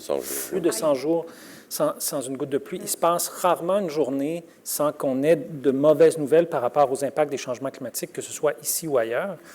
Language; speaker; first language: French; native; French